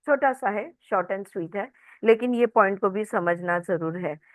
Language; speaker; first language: Hindi; non-native, local second language; Marathi